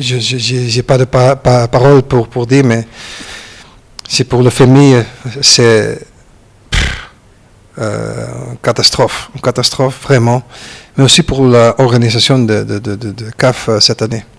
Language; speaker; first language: French; non-native, learner; Dutch